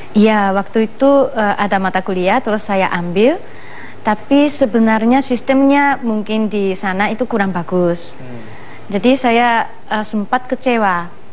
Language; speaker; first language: Indonesian; non-native, fluent; Japanese